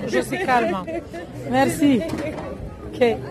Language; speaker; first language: French; non-native, learner; Romanian